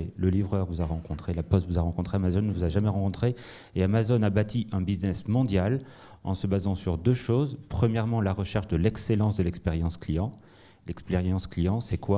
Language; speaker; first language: French; native; French